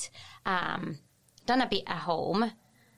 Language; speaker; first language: English; non-native, fluent; Finnish